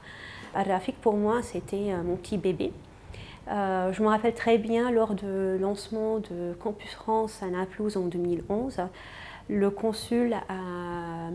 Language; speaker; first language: French; non-native, fluent; Arabic